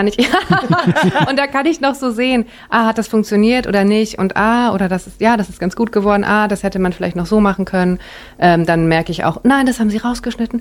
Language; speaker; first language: German; native; German